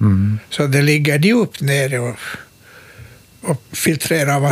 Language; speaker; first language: Swedish; native; Swedish